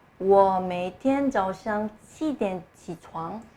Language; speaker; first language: Chinese; non-native, learner; Korean